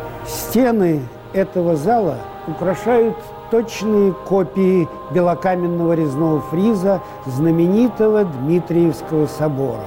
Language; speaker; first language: Russian; native; Russian